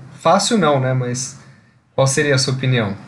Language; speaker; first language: Portuguese; native; Portuguese